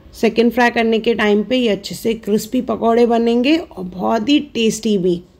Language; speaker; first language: Hindi; non-native, local second language; Sindhi